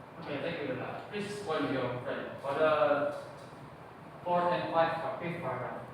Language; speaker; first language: English; non-native, learner; Indonesian